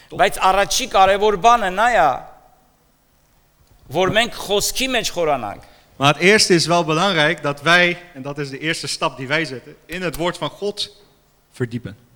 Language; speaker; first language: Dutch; non-native, fluent; Armenian